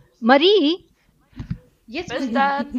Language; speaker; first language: German; non-native, learner; Russian